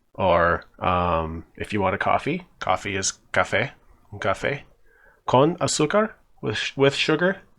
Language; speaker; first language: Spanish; non-native, learner; English